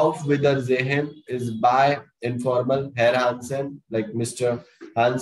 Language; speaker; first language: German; non-native, learner; Hindi